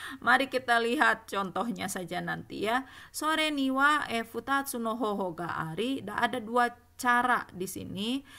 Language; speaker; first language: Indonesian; native; Indonesian